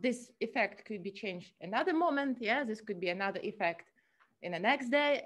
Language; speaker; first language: English; non-native, fluent; Russian